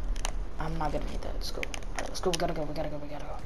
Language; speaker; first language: English; native; English